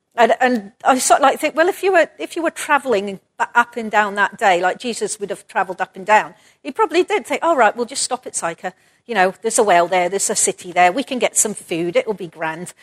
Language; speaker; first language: English; native; English